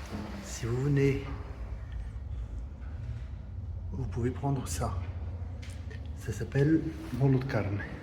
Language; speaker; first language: French; early bilingual, heritage; Portuguese